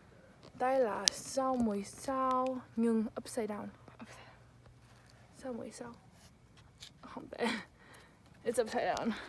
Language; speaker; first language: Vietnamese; non-native, learner; English